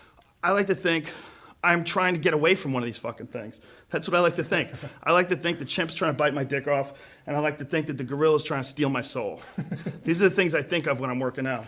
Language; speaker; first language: English; native; English